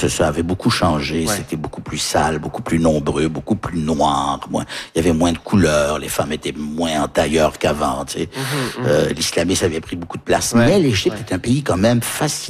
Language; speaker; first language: French; early bilingual, other home language; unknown